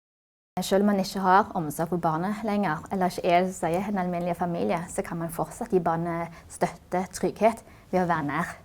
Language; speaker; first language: Norwegian; native; Norwegian